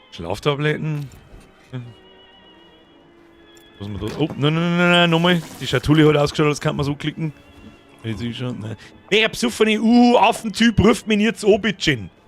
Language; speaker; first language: German; native; German